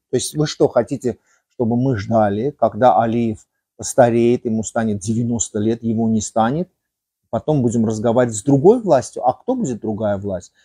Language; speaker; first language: Russian; non-native, local second language; Armenian